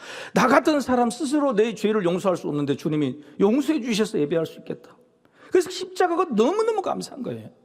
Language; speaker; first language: Korean; native; Korean